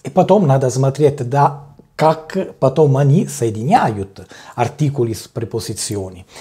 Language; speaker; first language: Russian; non-native, learner; Italian